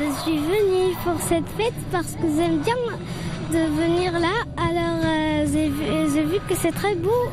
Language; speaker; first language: French; non-native, learner; Arabic